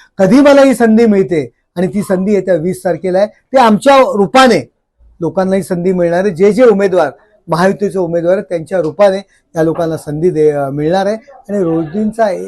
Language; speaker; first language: Marathi; native; Marathi